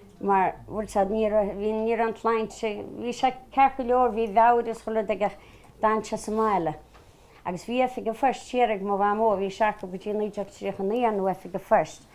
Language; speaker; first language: Irish; native; Irish